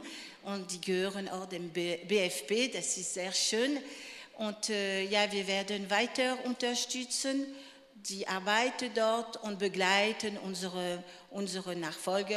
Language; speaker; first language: German; non-native, fluent; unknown